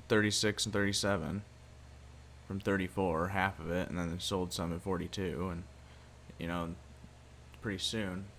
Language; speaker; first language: English; native; English